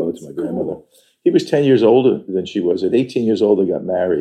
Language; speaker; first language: English; native; English